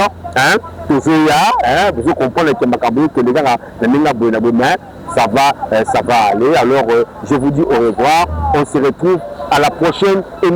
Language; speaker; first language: French; non-native, local second language; Lingala